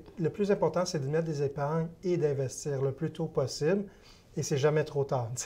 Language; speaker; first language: French; native; French